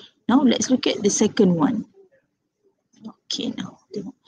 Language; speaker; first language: English; non-native, local second language; Malay